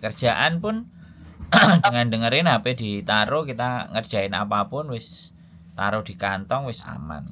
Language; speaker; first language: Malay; non-native, local second language; Javanese